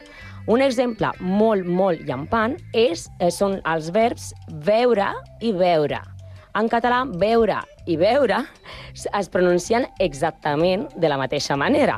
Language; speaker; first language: Catalan; non-native, learner; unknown